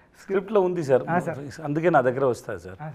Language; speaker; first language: Telugu; non-native, learner; Tamil